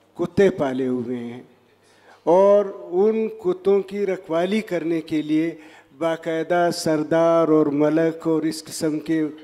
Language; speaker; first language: Urdu; non-native, local second language; Pashto